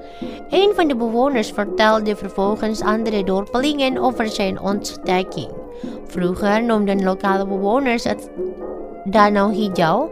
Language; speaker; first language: Dutch; non-native, fluent; Indonesian